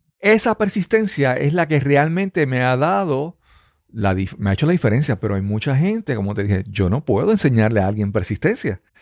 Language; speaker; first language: Spanish; native; Spanish